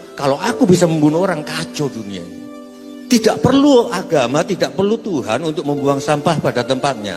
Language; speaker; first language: Indonesian; non-native, local second language; Javanese